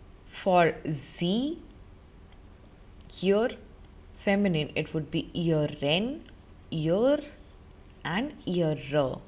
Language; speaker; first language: German; non-native, fluent; Hindi